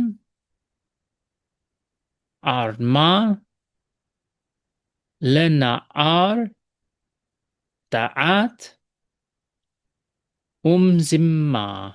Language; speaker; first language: Hebrew; non-native, learner; English